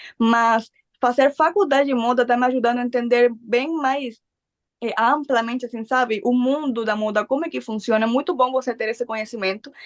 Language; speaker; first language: Portuguese; non-native, fluent; Spanish